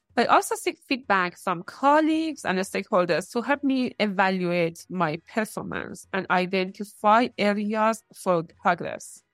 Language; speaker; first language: English; non-native, fluent; Persian